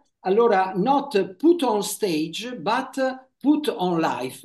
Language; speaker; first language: English; non-native, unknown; Italian